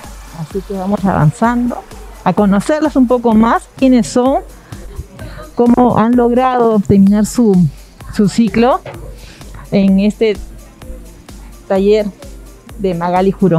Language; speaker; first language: Spanish; native; Spanish